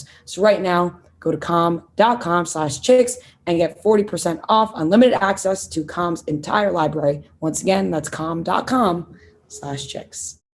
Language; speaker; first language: English; native; English